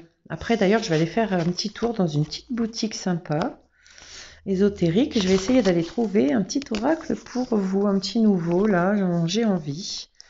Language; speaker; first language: French; native; French